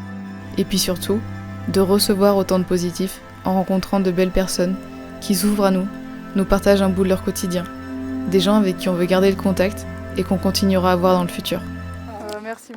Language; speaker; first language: French; native; French